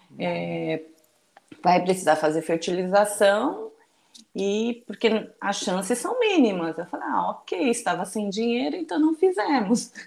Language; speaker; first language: Portuguese; early bilingual, other home language; Japanese